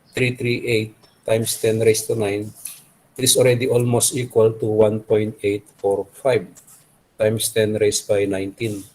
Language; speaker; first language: English; non-native, local second language; Filipino